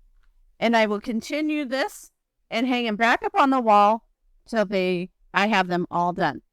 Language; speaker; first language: English; native; English